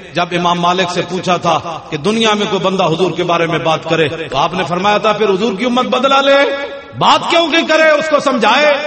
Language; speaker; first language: Urdu; non-native, local second language; Punjabi